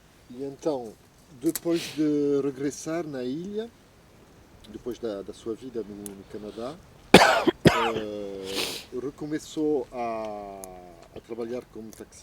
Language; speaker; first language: Portuguese; non-native, fluent; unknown